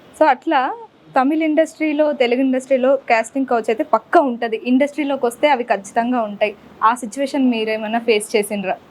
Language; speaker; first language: Telugu; native; Telugu